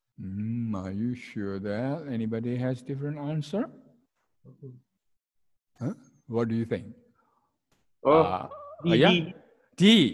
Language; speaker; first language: English; non-native, fluent; Indonesian